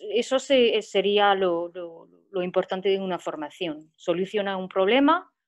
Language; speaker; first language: Spanish; non-native, fluent; French